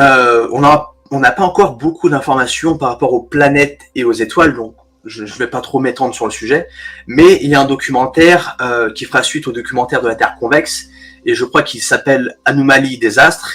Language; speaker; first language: French; native; French